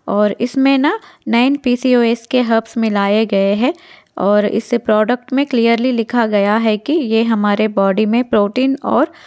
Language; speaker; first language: Hindi; non-native, local second language; Telugu